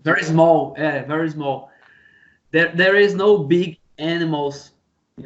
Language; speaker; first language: English; non-native, learner; Portuguese